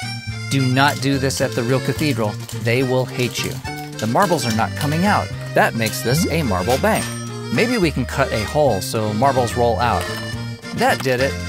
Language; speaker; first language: English; native; English